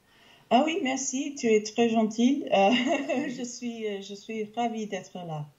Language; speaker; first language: French; non-native, local second language; English